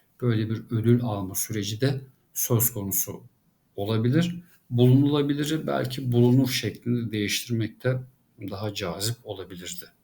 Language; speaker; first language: Turkish; native; Turkish